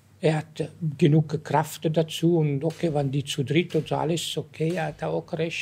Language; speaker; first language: German; non-native, learner; Italian